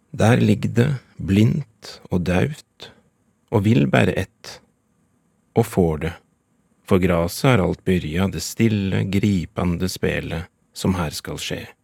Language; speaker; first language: Norwegian; native; Norwegian